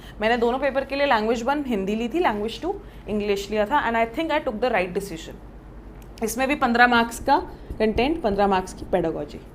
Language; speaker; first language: Hindi; native; Hindi